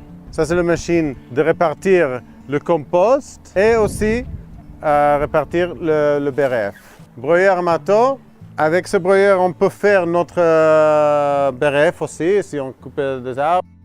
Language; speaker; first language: French; non-native, fluent; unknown